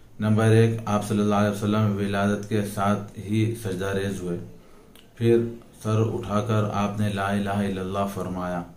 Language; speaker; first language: Urdu; native; Urdu